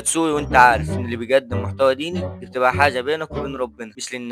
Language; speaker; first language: Arabic; native; Arabic